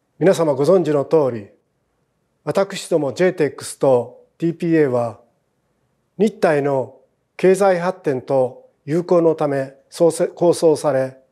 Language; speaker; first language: Japanese; native; Japanese